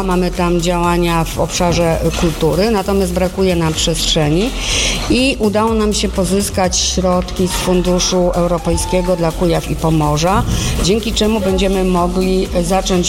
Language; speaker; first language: Polish; native; Polish